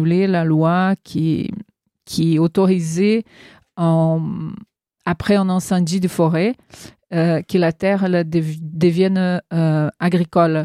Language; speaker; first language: French; non-native, fluent; Portuguese